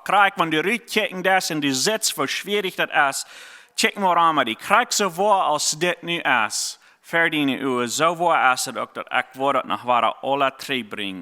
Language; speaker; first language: German; non-native, learner; Plautdietsch